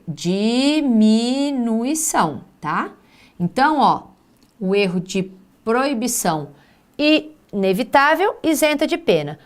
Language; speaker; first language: Portuguese; native; Portuguese